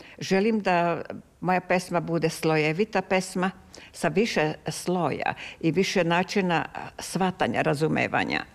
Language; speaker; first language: Serbian; non-native, local second language; Hungarian